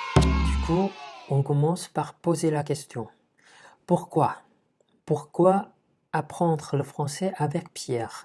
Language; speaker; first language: French; non-native, fluent; Chinese